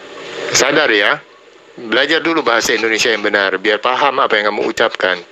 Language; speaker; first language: Indonesian; native; Indonesian